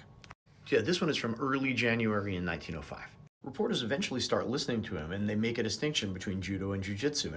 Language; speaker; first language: English; native; English